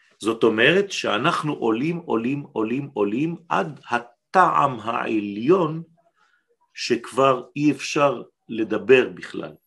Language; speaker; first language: Hebrew; non-native, fluent; French